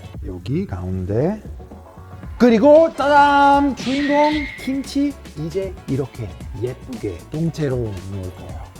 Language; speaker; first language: Korean; non-native, fluent; Italian